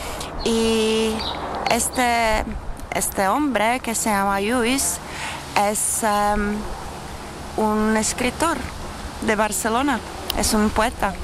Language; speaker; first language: Spanish; non-native, learner; Czech